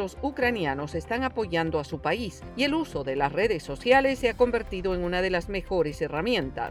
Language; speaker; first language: Spanish; native; Spanish